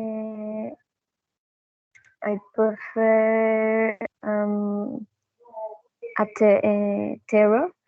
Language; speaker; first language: English; non-native, learner; Spanish